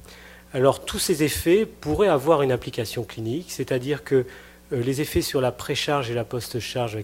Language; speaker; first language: French; native; French